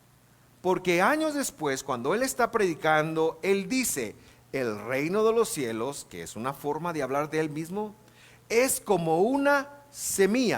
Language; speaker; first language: Spanish; native; Spanish